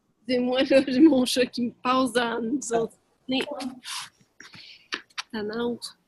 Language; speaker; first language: French; native; French